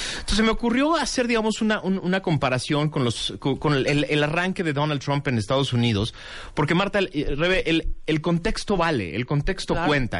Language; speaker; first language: Spanish; native; Spanish